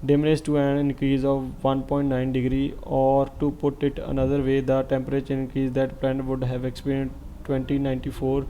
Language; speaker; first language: English; non-native, local second language; Punjabi